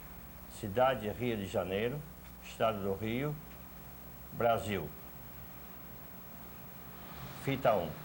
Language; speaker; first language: Portuguese; non-native, fluent; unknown